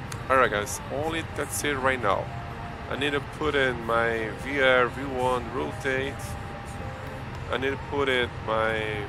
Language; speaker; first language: English; non-native, learner; Portuguese